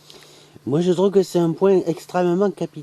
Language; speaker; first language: French; native; French